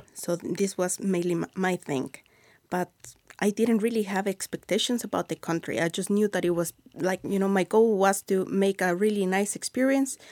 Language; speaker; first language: English; non-native, fluent; Spanish